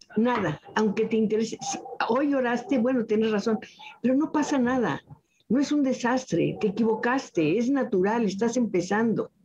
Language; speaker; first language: Spanish; native; Spanish